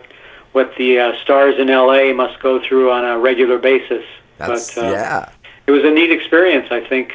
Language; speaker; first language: English; non-native, fluent; Italian